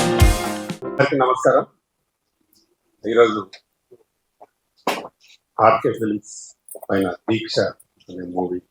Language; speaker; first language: Telugu; native; Telugu